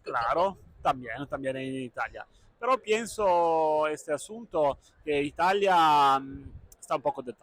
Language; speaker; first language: Spanish; non-native, fluent; Italian